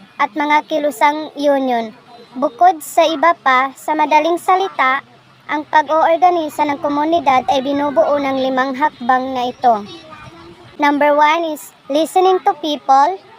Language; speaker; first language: Filipino; non-native, local second language; Maguindanaon